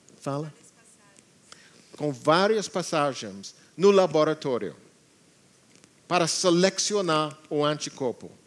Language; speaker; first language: Portuguese; non-native, learner; English